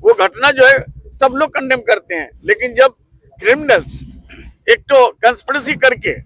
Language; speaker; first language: Hindi; non-native, local second language; Bangla